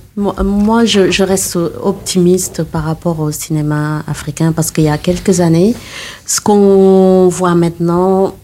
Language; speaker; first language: French; non-native, local second language; Wolof